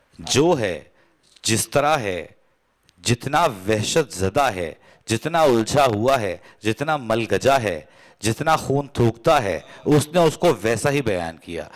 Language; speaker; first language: Urdu; native; Urdu